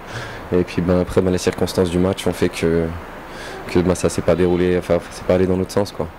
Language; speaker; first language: French; native; French